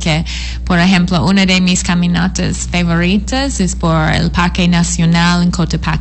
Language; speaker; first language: Spanish; non-native, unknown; English